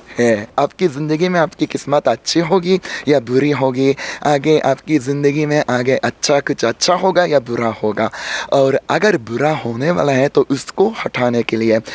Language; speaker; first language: Hindi; non-native, fluent; Japanese